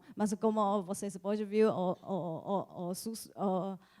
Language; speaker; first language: Portuguese; non-native, learner; Chinese